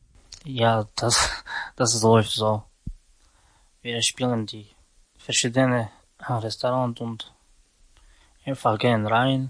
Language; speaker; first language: German; non-native, learner; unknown